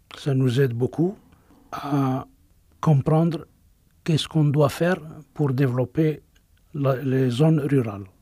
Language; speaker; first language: French; non-native, local second language; Arabic